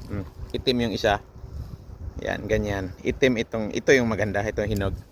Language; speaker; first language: Filipino; native; Filipino